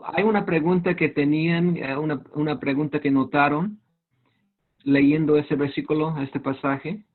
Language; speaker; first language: Spanish; non-native, fluent; English